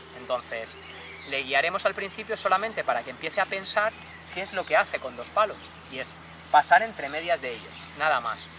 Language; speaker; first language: Spanish; native; Spanish